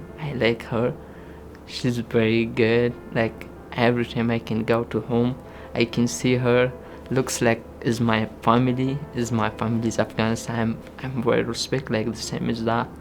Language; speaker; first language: English; non-native, learner; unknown